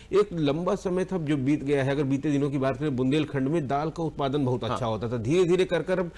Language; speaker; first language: Hindi; native; Hindi